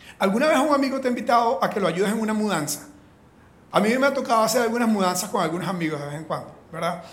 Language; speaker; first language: Spanish; native; Spanish